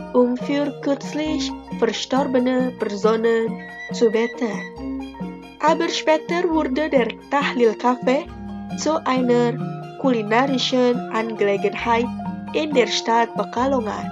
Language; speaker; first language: German; non-native, fluent; Indonesian